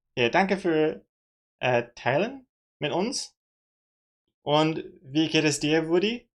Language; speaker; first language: German; early bilingual, heritage; German